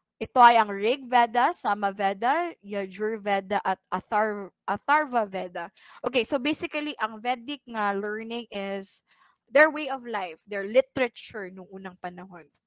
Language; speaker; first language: Filipino; non-native, local second language; Cebuano